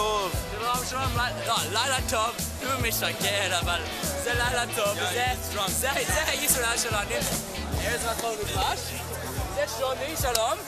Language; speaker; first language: Hebrew; non-native, learner; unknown